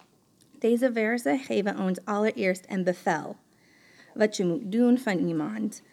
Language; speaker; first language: Dutch; non-native, fluent; English